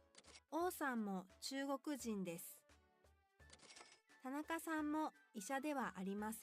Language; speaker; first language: Japanese; non-native, learner; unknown